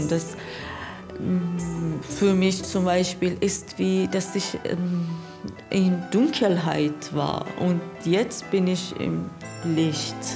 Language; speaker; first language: German; non-native, learner; Persian